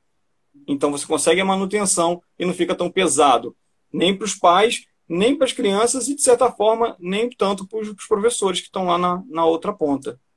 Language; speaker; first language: Portuguese; native; Portuguese